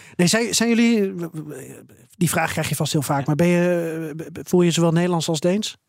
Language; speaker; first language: Dutch; native; Dutch